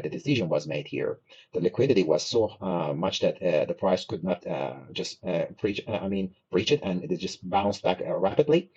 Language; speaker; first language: English; non-native, fluent; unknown